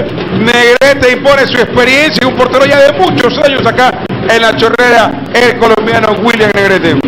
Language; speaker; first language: Spanish; native; Spanish